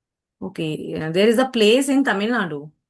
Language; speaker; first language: English; non-native, learner; Hindi